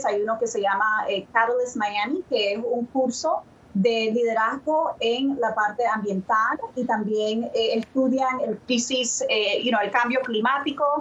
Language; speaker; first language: Spanish; early bilingual, other home language; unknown